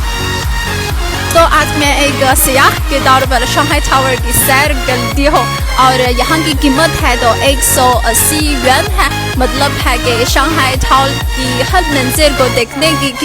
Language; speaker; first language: Urdu; non-native, fluent; Chinese